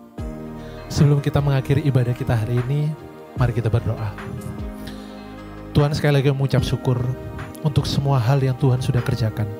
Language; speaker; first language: Indonesian; native; Indonesian